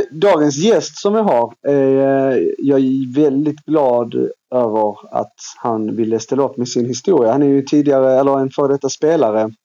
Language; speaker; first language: Swedish; native; Swedish